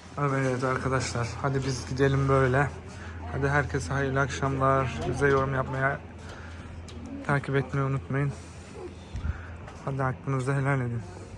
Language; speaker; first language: Turkish; native; Turkish